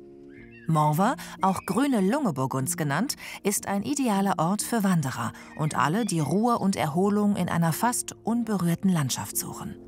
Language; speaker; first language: German; native; German